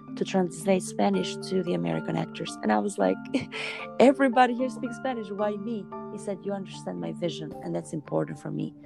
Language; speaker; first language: English; non-native, fluent; Albanian